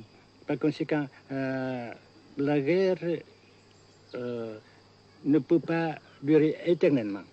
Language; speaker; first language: French; non-native, fluent; Vietnamese